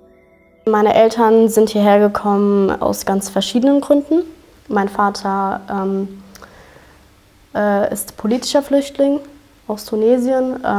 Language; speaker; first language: German; early bilingual, other home language; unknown